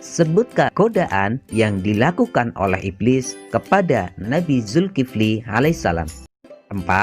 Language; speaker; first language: Indonesian; native; Indonesian